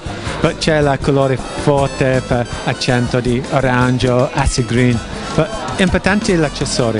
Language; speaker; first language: Italian; non-native, learner; English